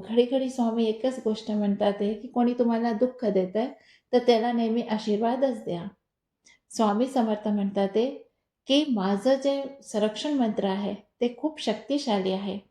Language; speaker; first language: Marathi; non-native, local second language; Hindi